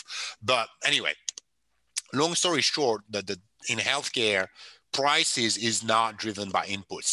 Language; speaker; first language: English; non-native, fluent; French